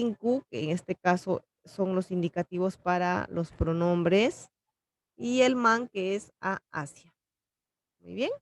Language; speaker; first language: Spanish; non-native, local second language; Quechua